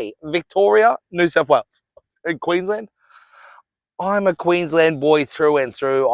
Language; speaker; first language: English; native; English